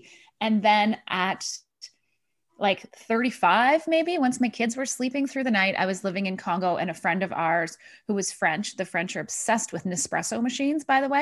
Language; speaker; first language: English; native; English